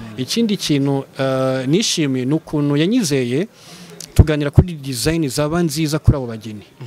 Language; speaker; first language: Kinyarwanda; early bilingual, heritage; Kinyarwanda